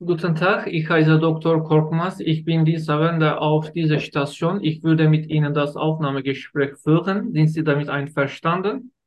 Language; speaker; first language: German; non-native, learner; Turkish